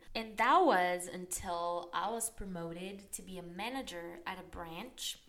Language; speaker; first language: English; non-native, fluent; Portuguese